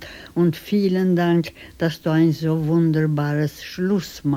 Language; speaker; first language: German; non-native, fluent; Swedish